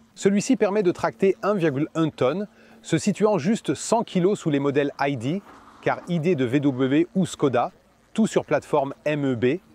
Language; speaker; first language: French; non-native, fluent; German